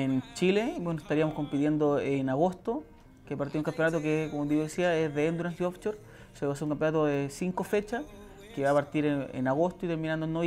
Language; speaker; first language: Spanish; native; Spanish